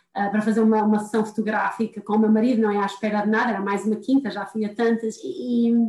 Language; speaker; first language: Portuguese; native; Portuguese